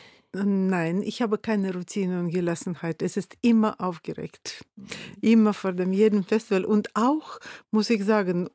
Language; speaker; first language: German; non-native, fluent; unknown